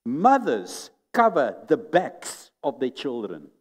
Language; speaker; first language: English; non-native, local second language; Afrikaans